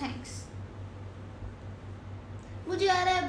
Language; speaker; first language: Hindi; native; Hindi